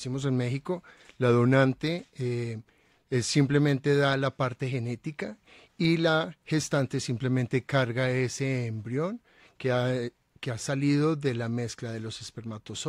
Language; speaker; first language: Spanish; native; Spanish